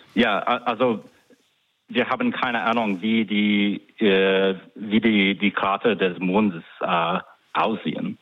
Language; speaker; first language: German; non-native, fluent; English